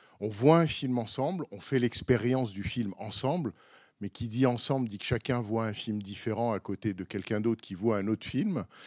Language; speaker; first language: French; native; French